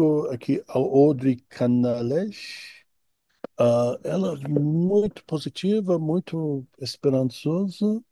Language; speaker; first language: Portuguese; non-native, fluent; English